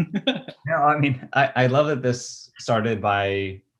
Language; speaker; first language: English; native; English